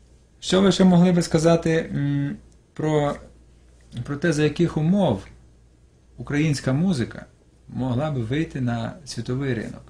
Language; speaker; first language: Ukrainian; native; Ukrainian